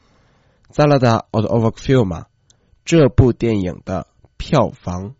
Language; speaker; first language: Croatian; non-native, fluent; Chinese